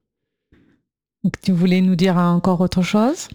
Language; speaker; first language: French; native; French